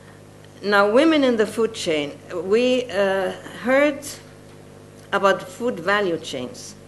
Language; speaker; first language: English; non-native, fluent; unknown